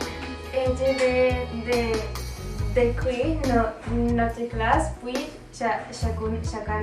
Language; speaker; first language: French; non-native, learner; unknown